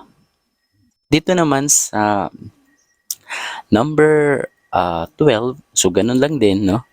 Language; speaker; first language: Filipino; native; Filipino